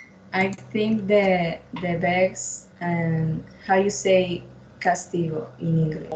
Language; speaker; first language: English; non-native, learner; Spanish